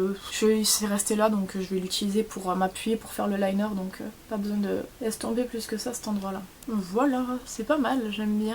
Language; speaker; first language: French; native; French